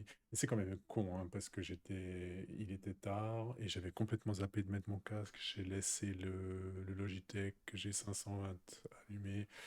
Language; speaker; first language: French; native; French